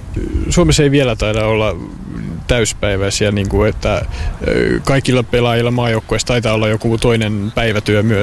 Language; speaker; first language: Finnish; native; Finnish